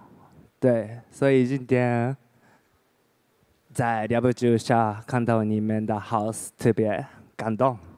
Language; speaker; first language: Chinese; non-native, learner; Japanese